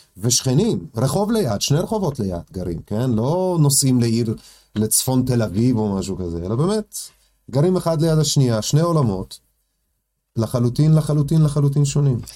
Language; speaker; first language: Hebrew; early bilingual, other home language; Russian